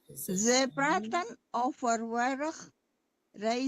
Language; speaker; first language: Dutch; non-native, learner; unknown